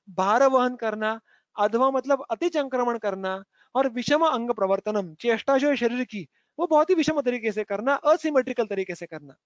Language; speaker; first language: Hindi; non-native, local second language; Marathi